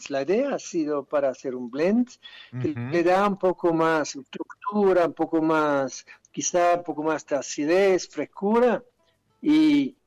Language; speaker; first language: Spanish; non-native, fluent; German